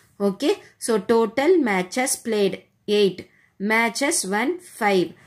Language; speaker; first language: English; non-native, local second language; Tamil